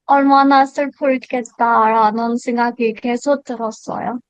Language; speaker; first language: Korean; non-native, learner; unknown